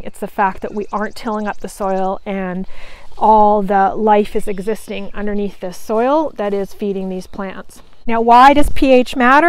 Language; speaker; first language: English; native; English